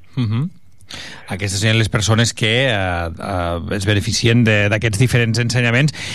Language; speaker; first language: Catalan; native; Catalan